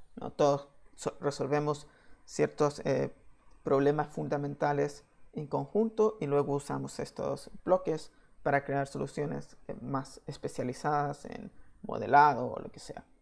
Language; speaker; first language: Spanish; native; Spanish